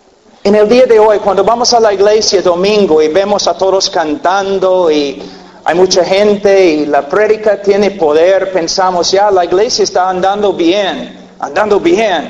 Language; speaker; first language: Spanish; non-native, fluent; English